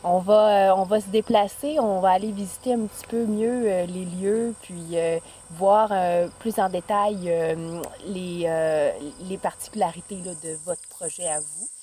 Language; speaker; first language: French; native; French